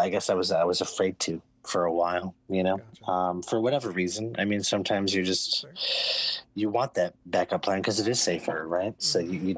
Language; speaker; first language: English; native; English